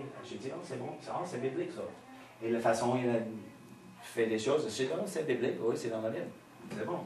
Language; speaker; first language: French; non-native, fluent; English